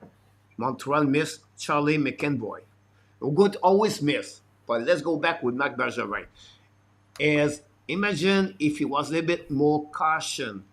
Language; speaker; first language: English; non-native, fluent; French